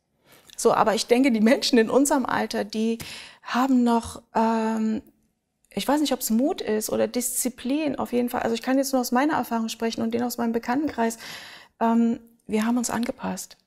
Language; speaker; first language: German; native; German